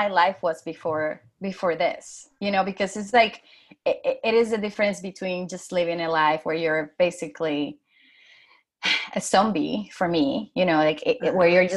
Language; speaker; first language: English; non-native, fluent; Spanish